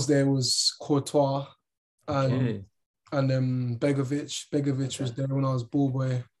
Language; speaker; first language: English; native; English